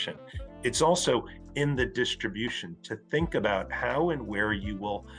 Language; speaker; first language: English; native; English